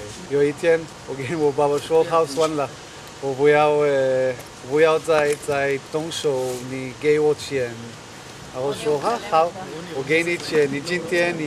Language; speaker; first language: Chinese; non-native, fluent; Hebrew